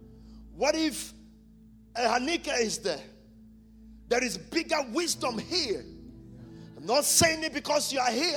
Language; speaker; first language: English; non-native, local second language; Yoruba